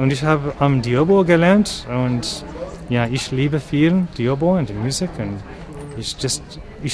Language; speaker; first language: German; non-native, learner; English